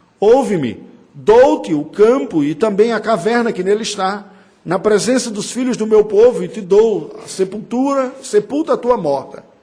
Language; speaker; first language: Portuguese; native; Portuguese